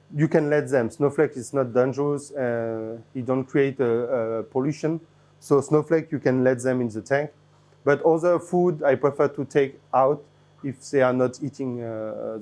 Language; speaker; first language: English; non-native, fluent; French